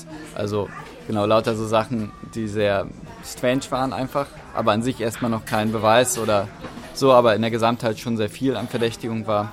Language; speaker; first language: German; native; German